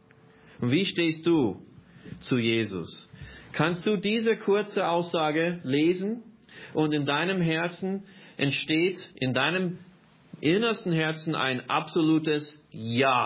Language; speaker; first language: German; non-native, fluent; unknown